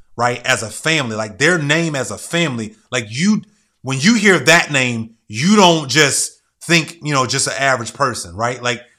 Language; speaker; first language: English; native; English